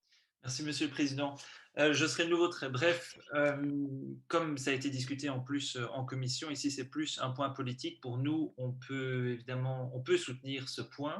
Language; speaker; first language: French; native; French